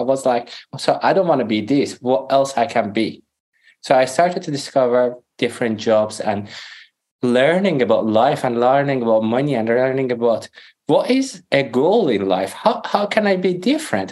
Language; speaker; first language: English; non-native, fluent; Persian